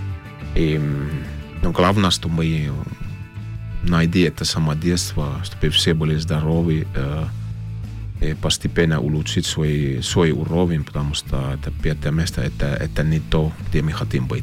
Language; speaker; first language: Russian; non-native, learner; Finnish